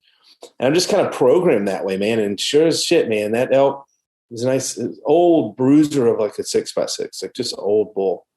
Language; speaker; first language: English; native; English